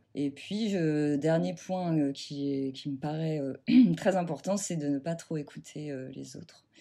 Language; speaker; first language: French; native; French